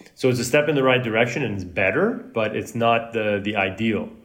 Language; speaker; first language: English; early bilingual, other home language; Spanish